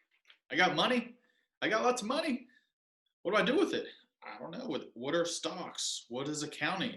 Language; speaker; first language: English; native; English